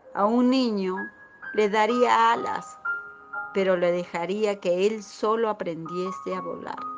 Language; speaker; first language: Spanish; native; Spanish